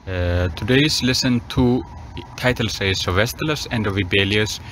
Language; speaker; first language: English; non-native, local second language; Sidamo